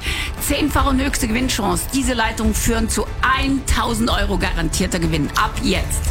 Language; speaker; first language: German; native; German